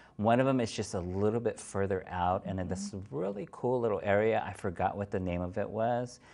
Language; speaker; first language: English; native; English